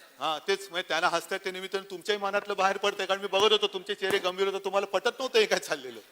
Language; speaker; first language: Marathi; native; Marathi